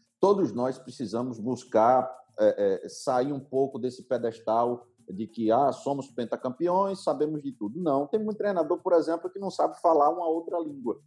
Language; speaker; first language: Portuguese; native; Portuguese